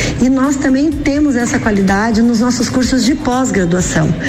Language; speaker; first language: Portuguese; native; Portuguese